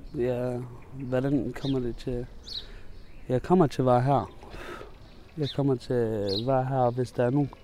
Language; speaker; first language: Danish; non-native, fluent; Arabic